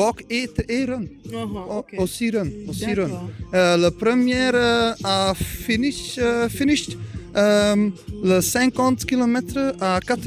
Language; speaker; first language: French; non-native, learner; Dutch